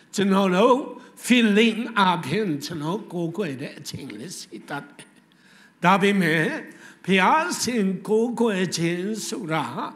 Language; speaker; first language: Burmese; non-native, local second language; Tedim Chin